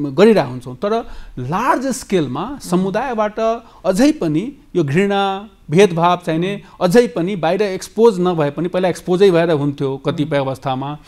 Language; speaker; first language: Nepali; non-native, local second language; Maithili